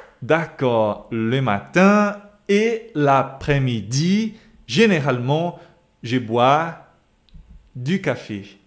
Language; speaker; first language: French; non-native, fluent; Portuguese